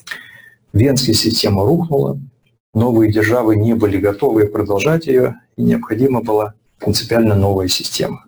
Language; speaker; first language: Russian; native; Russian